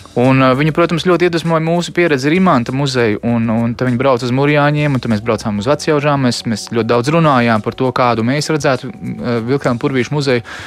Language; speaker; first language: Latvian; native; Latvian